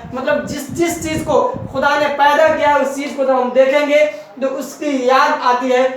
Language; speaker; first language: Urdu; native; Urdu